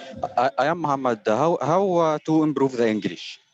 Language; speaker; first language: English; non-native, learner; Arabic